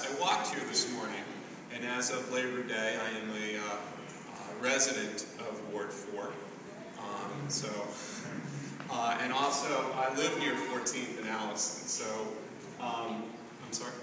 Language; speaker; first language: English; native; English